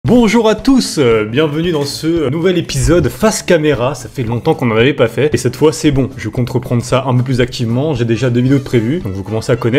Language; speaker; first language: French; native; French